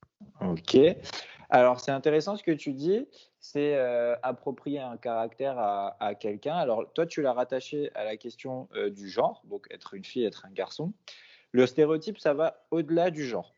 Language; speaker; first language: French; native; French